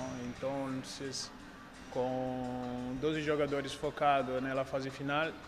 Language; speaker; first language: Spanish; non-native, learner; Portuguese